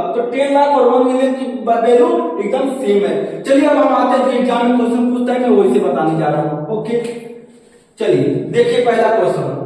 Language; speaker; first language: Hindi; native; Hindi